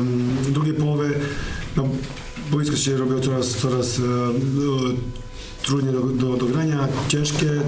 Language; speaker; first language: Polish; non-native, fluent; Serbian